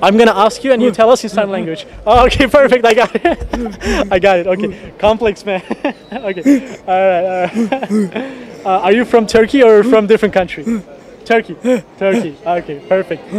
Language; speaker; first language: English; non-native, fluent; Turkish